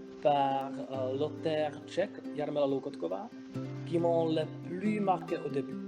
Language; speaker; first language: French; non-native, fluent; Czech